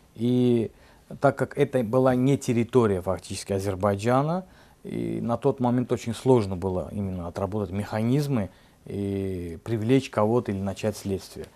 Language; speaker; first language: Russian; non-native, local second language; Azerbaijani